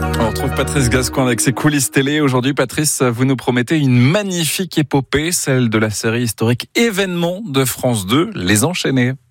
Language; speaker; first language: French; native; French